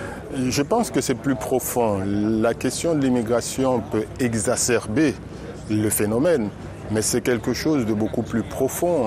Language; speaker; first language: French; non-native, local second language; Haitian Creole